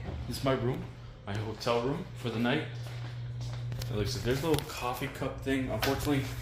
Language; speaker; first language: English; early bilingual, other home language; Spanish